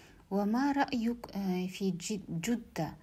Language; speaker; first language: Arabic; non-native, learner; Kazakh